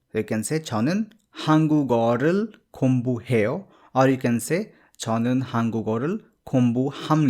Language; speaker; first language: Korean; non-native, fluent; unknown